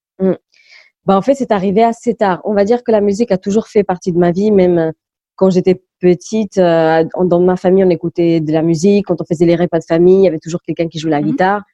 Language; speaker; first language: French; early bilingual, other home language; English